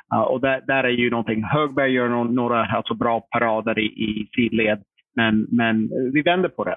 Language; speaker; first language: Swedish; non-native, fluent; English